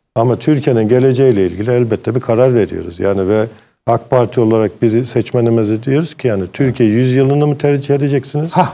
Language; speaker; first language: Turkish; early bilingual, heritage; Turkish